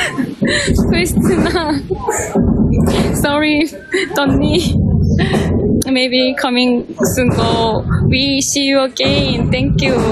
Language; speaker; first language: English; non-native, learner; Korean